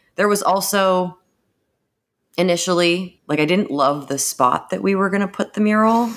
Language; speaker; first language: English; native; English